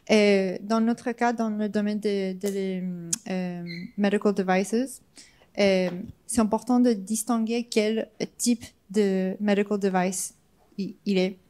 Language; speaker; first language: French; non-native, fluent; English